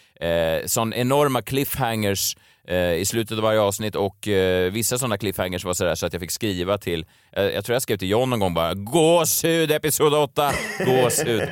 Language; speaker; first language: Swedish; native; Swedish